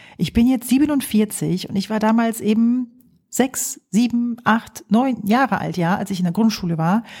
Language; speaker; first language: German; early bilingual, other home language; Polish